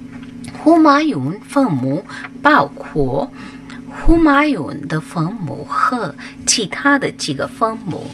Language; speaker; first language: Chinese; non-native, fluent; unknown